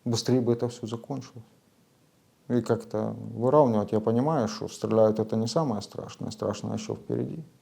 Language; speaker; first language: Russian; native; Russian